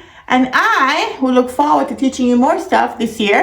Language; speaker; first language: English; native; English